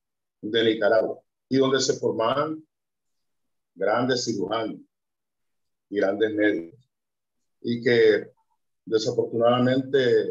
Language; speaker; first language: Spanish; native; Spanish